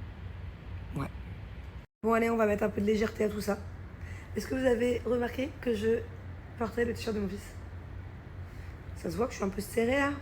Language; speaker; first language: French; native; French